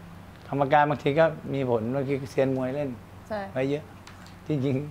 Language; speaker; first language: Thai; native; Thai